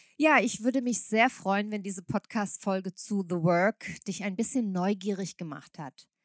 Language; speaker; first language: German; native; German